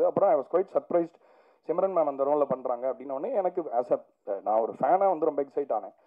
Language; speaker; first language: Tamil; native; Tamil